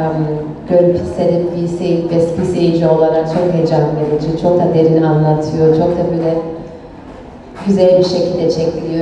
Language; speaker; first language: Turkish; non-native, fluent; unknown